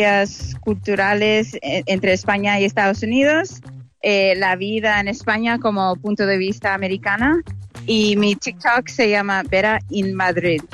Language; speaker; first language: Spanish; non-native, fluent; English